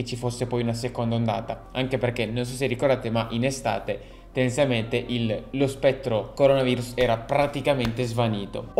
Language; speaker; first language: Italian; native; Italian